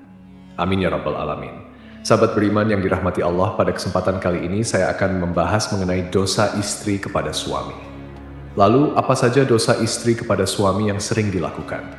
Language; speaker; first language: Indonesian; native; Indonesian